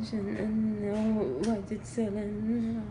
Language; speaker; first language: Arabic; non-native, learner; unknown